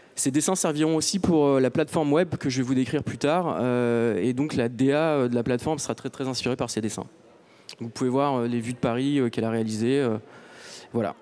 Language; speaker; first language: French; native; French